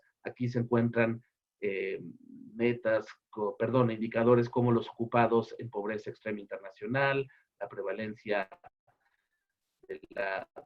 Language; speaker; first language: Spanish; native; Spanish